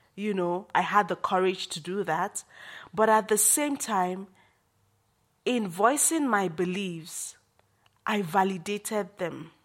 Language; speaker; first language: English; non-native, local second language; Igbo